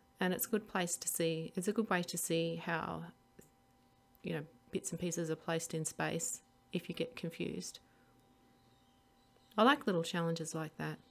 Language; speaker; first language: English; native; English